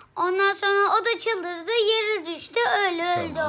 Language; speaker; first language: Turkish; native; Turkish